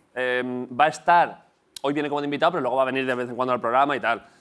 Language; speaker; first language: Spanish; native; Spanish